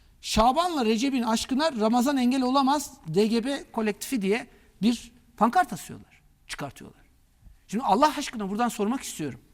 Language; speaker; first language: Turkish; native; Turkish